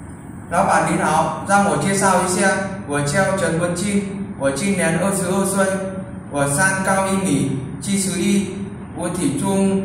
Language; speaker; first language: Chinese; non-native, learner; Vietnamese